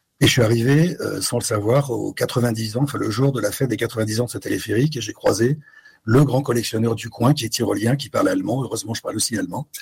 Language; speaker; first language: French; native; French